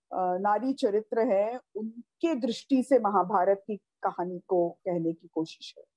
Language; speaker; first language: Hindi; native; Hindi